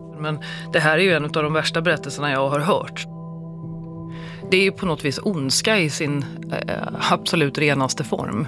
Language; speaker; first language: Swedish; native; Swedish